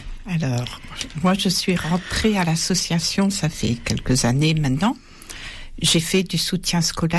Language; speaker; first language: French; native; French